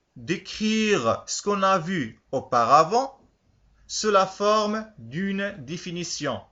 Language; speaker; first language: French; non-native, local second language; Arabic